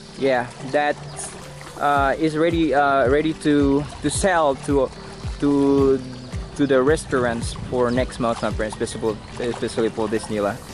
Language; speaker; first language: English; non-native, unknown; Indonesian